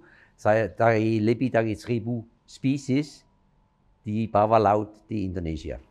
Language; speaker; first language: Indonesian; non-native, fluent; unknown